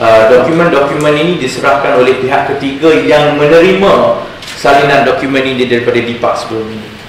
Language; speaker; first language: Malay; native; Malay